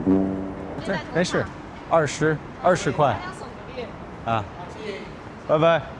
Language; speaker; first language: Chinese; non-native, learner; English